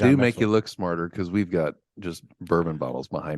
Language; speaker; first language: English; native; English